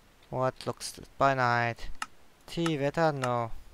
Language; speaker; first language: English; non-native, learner; German